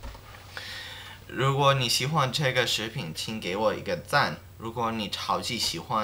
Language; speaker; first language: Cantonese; non-native, learner; English